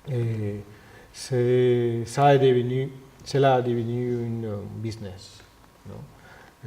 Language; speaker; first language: French; non-native, fluent; Spanish